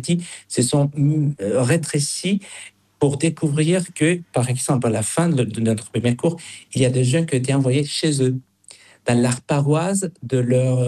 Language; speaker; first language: French; non-native, fluent; Spanish